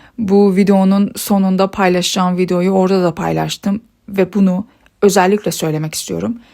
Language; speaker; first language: Turkish; early bilingual, other home language; Persian